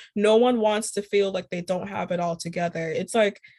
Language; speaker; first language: English; native; English